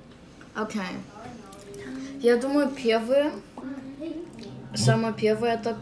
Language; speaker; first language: Russian; early bilingual, heritage; Russian